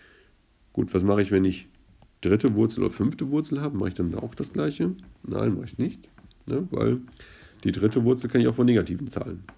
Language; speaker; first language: German; native; German